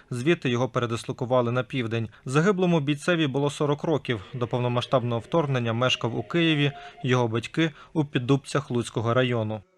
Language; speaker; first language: Ukrainian; native; Ukrainian